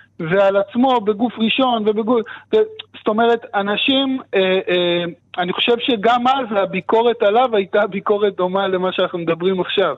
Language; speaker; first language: Hebrew; native; Hebrew